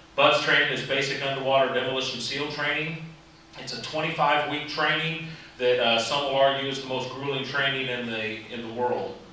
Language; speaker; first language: English; native; English